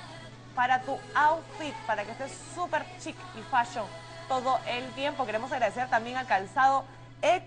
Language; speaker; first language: Spanish; native; Spanish